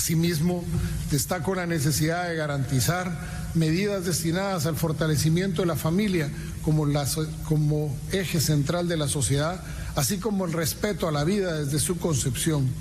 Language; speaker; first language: Spanish; native; Spanish